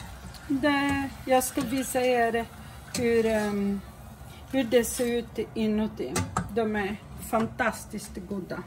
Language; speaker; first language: Swedish; non-native, fluent; Portuguese